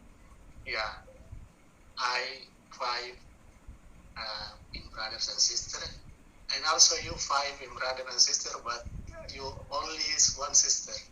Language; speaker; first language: English; non-native, learner; Indonesian